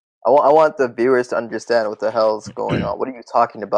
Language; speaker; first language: English; non-native, fluent; Tamil